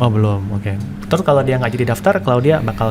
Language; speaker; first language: Indonesian; native; Indonesian